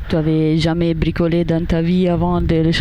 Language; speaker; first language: French; non-native, learner; Italian